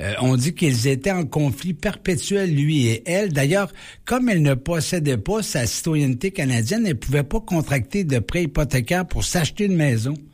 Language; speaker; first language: French; native; French